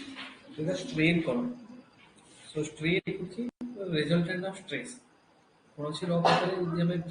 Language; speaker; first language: Hindi; non-native, local second language; Odia